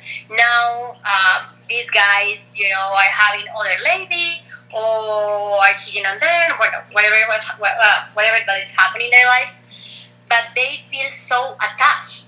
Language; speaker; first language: English; non-native, fluent; Spanish